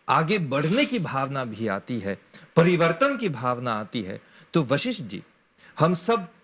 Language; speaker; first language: Hindi; non-native, local second language; Morisyen